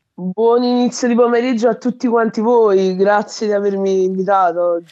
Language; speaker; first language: Italian; early bilingual, other home language; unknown